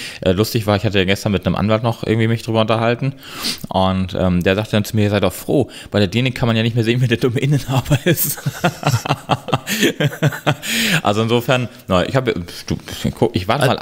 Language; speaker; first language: German; native; German